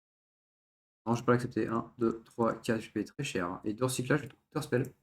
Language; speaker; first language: French; native; French